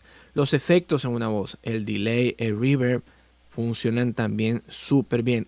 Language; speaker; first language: Spanish; native; Spanish